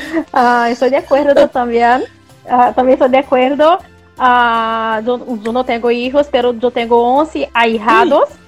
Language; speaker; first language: Spanish; non-native, learner; Portuguese